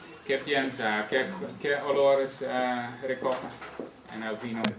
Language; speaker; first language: Spanish; non-native, learner; Dutch